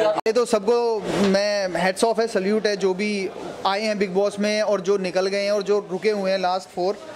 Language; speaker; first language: Hindi; native; Hindi